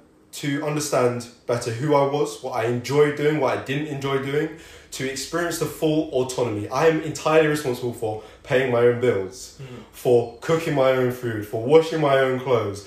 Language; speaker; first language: English; native; English